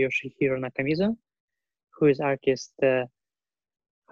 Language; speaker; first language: English; non-native, learner; Russian